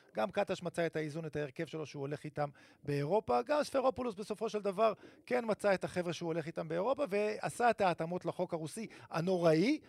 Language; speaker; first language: Hebrew; native; Hebrew